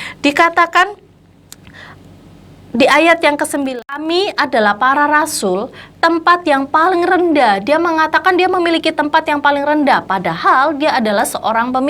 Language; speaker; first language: Indonesian; native; Indonesian